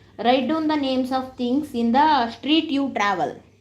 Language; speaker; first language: English; non-native, local second language; Kannada